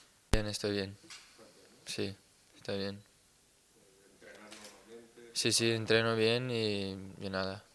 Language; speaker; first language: Spanish; non-native, learner; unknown